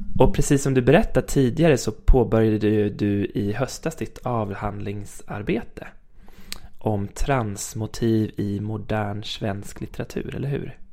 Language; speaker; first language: Swedish; native; Swedish